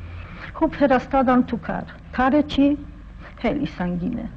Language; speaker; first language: Persian; non-native, fluent; Polish